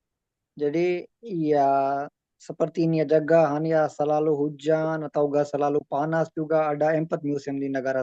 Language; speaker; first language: Indonesian; non-native, learner; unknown